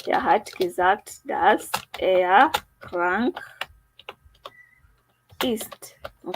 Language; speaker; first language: German; non-native, learner; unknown